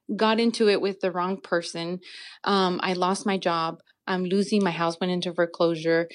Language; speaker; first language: English; native; English